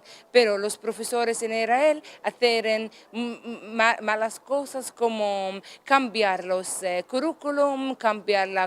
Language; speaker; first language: Spanish; non-native, learner; Arabic